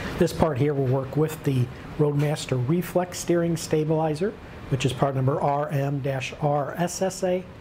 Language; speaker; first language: English; native; English